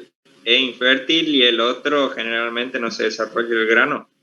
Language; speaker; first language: Spanish; native; Spanish